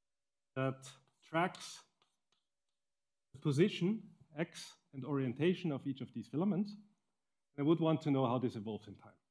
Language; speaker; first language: English; non-native, fluent; German